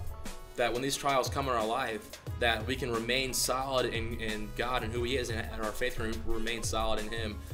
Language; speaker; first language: English; native; English